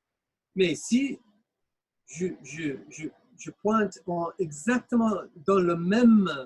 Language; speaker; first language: French; non-native, fluent; English